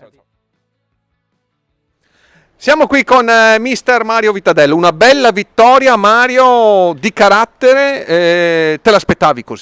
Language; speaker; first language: Italian; native; Italian